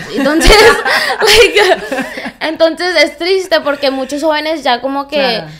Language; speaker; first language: Spanish; early bilingual, heritage; Spanish